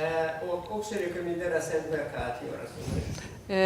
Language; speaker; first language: Swedish; non-native, fluent; Russian